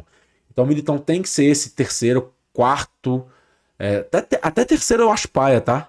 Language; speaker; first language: Portuguese; native; Portuguese